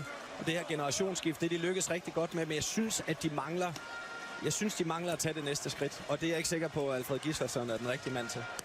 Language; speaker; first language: Danish; native; Danish